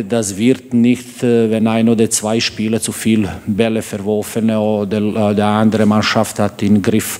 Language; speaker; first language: German; non-native, learner; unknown